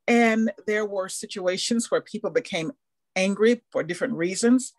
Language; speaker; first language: English; native; English